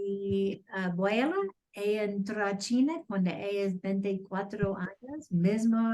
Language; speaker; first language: Spanish; non-native, learner; English